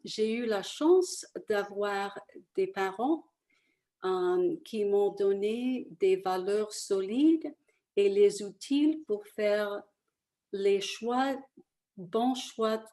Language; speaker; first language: French; early bilingual, other home language; Italian